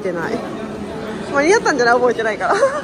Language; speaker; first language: Japanese; native; Japanese